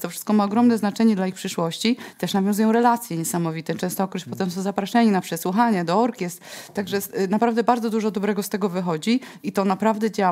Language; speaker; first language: Polish; native; Polish